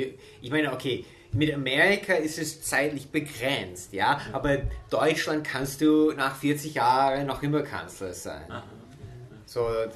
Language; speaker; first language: German; non-native, fluent; English